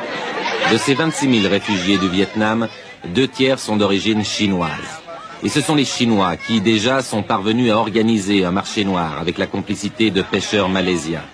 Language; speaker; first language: French; native; French